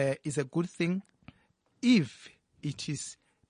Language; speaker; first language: English; non-native, local second language; Northern Sotho